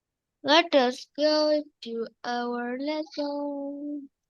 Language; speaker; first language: English; non-native, local second language; Urdu